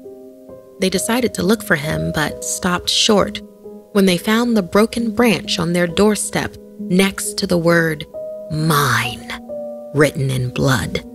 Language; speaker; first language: English; native; English